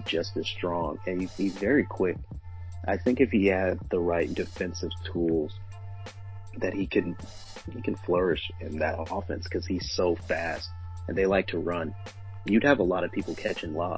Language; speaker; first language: English; native; English